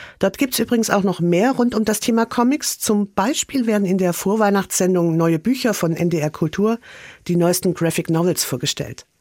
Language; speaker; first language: German; native; German